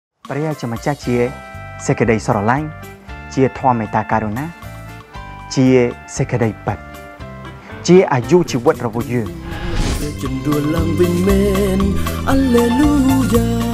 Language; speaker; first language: Khmer; non-native, fluent; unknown